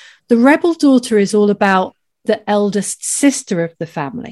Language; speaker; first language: English; native; English